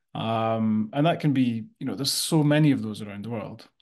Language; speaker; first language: English; native; English